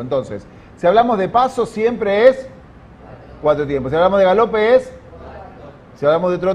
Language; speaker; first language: Spanish; native; Spanish